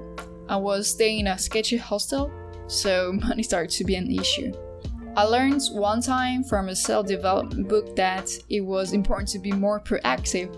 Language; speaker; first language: English; non-native, fluent; French